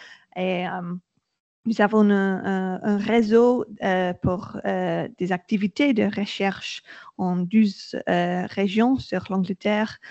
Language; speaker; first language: French; non-native, learner; English